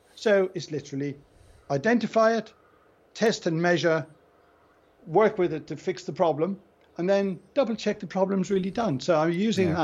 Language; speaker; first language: English; native; English